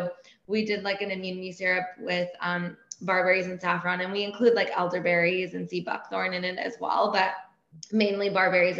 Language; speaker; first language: English; early bilingual, other home language; Persian